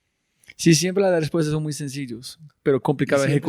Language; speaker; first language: Spanish; non-native, fluent; English